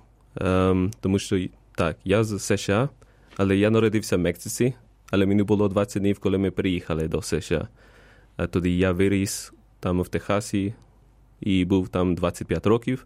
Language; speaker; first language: Ukrainian; non-native, fluent; Spanish